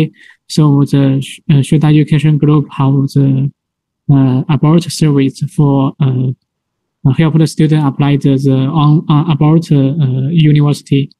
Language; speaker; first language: English; non-native, learner; Chinese